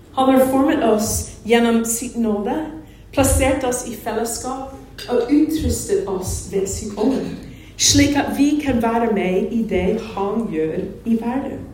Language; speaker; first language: Norwegian; non-native, fluent; English